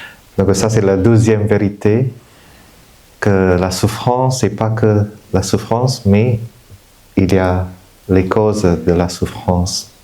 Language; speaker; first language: French; non-native, fluent; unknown